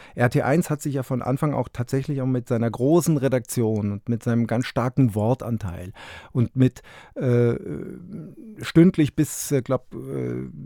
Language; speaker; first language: German; native; German